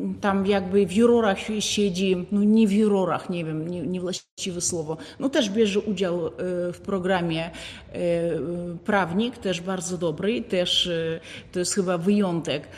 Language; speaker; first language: Polish; non-native, fluent; Ukrainian